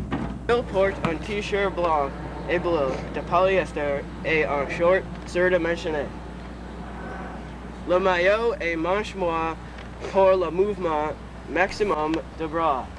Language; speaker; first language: French; non-native, learner; English